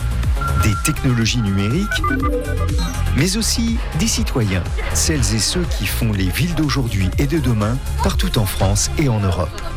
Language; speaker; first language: French; native; French